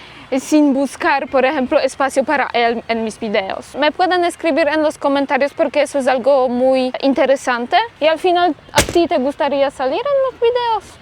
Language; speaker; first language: Spanish; non-native, fluent; Polish